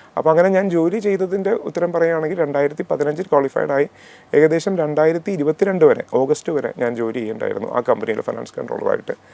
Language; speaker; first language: Malayalam; native; Malayalam